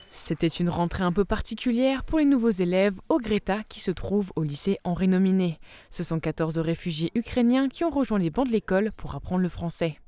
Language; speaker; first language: French; native; French